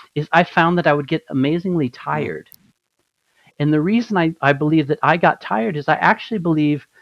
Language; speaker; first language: English; native; English